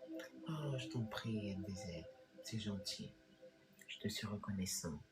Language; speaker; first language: French; native; French